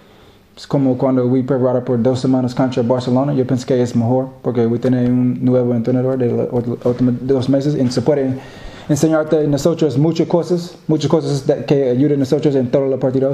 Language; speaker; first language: Spanish; non-native, learner; English